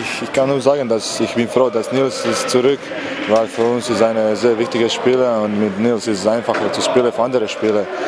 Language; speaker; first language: German; non-native, learner; Croatian